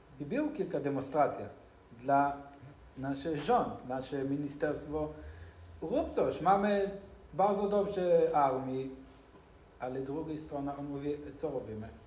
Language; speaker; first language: Polish; non-native, learner; Hebrew